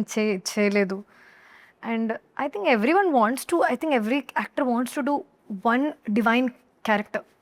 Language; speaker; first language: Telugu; non-native, learner; Hindi